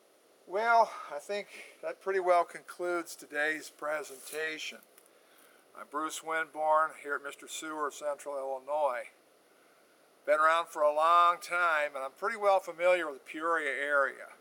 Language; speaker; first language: English; native; English